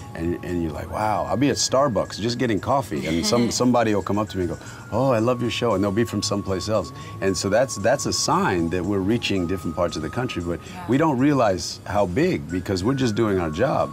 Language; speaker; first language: English; native; English